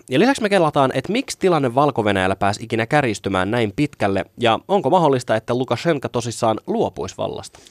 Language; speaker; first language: Finnish; native; Finnish